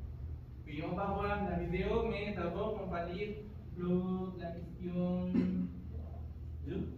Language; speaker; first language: French; non-native, fluent; Spanish